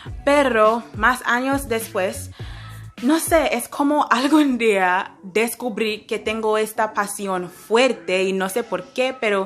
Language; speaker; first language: Spanish; non-native, fluent; English